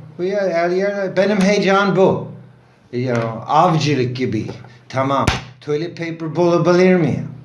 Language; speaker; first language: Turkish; non-native, learner; English